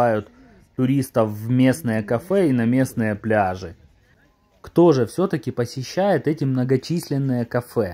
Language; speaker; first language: Russian; native; Russian